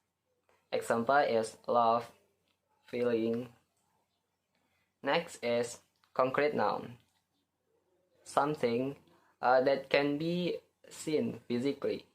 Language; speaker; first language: English; non-native, learner; Indonesian